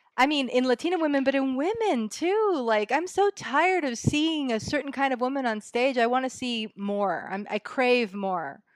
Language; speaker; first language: English; early bilingual, other home language; Spanish